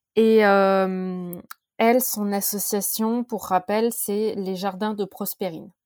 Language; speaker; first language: French; native; French